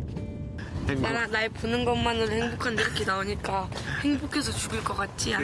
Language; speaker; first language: Korean; early bilingual, other home language; Russian